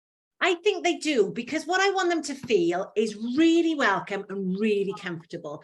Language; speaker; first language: English; native; English